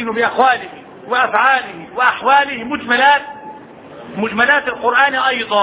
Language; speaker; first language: Arabic; native; Arabic